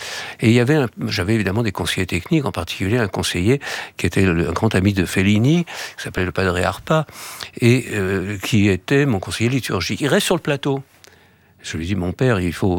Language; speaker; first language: French; native; French